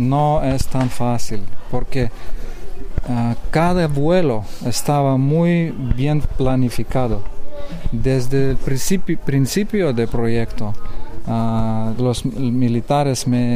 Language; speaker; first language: Spanish; non-native, learner; Lithuanian